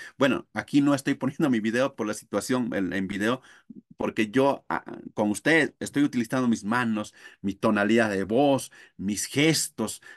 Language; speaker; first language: Spanish; non-native, local second language; Quechua